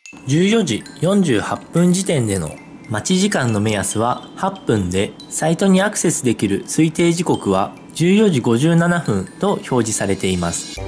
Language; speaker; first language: Japanese; native; Japanese